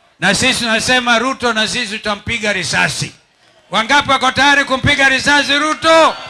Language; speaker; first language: Swahili; non-native, local second language; Kamba